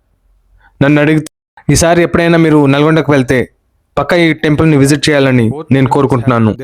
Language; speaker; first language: Telugu; native; Telugu